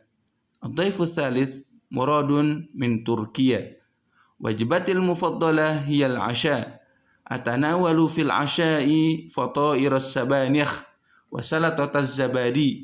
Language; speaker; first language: Arabic; non-native, fluent; Indonesian